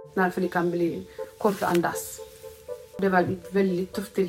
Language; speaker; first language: Swedish; non-native, learner; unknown